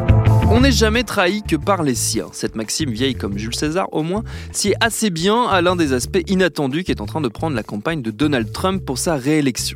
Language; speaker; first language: French; native; French